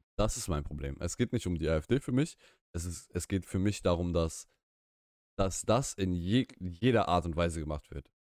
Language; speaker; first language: German; early bilingual, other home language; Russian